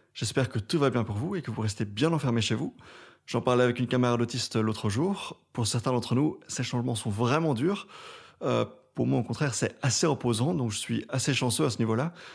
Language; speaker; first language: French; native; French